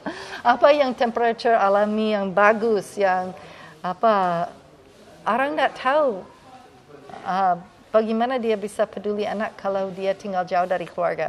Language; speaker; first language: Indonesian; non-native, fluent; English